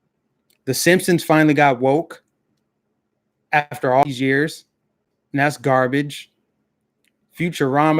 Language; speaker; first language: English; native; English